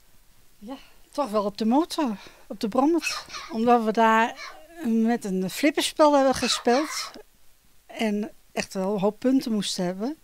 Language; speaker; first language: Dutch; native; Dutch